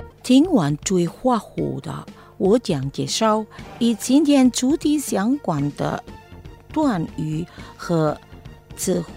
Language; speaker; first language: Chinese; non-native, fluent; Indonesian